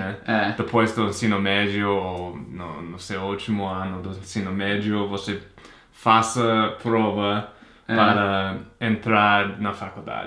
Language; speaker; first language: Portuguese; non-native, fluent; English